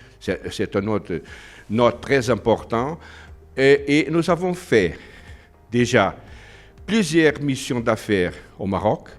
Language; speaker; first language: French; non-native, learner; Portuguese